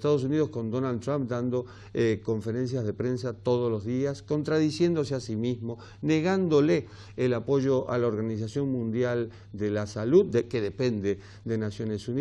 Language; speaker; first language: Spanish; native; Spanish